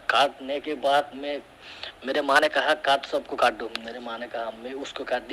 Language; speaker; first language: Hindi; non-native, learner; Rohingya